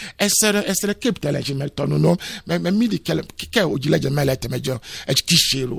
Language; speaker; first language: Hungarian; non-native, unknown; Yoruba